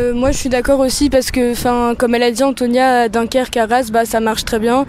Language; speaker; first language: French; native; French